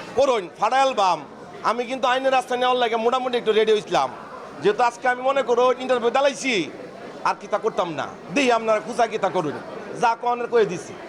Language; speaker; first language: Bangla; native; Bangla